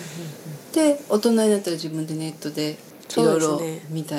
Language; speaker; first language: Japanese; native; Japanese